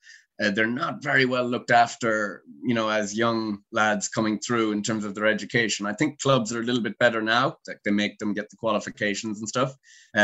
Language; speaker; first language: English; native; English